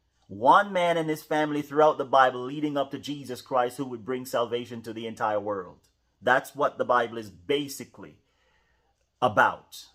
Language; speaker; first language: English; native; English